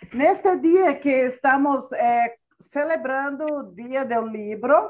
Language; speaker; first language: Spanish; non-native, learner; Portuguese